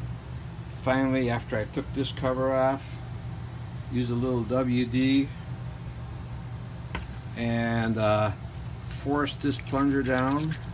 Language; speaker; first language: English; native; English